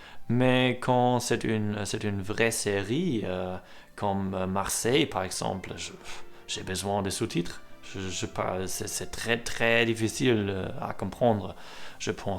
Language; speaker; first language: French; non-native, learner; German